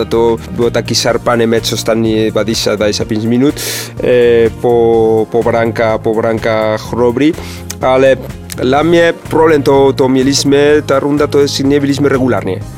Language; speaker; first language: Polish; non-native, fluent; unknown